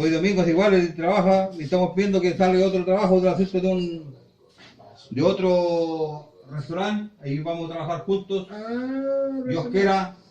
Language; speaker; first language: Spanish; native; Spanish